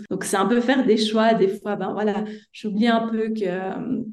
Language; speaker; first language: French; native; French